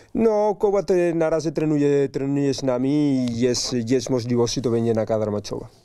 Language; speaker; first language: Polish; non-native, learner; Spanish